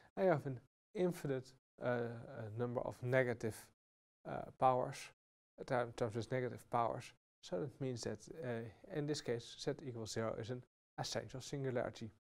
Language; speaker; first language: English; non-native, fluent; Dutch